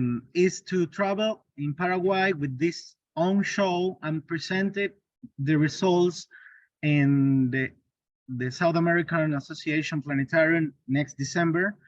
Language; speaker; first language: English; non-native, learner; Spanish